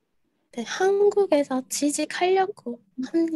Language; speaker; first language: Korean; non-native, learner; Indonesian